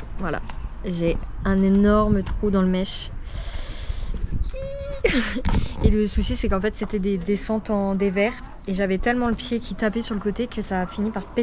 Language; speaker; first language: French; native; French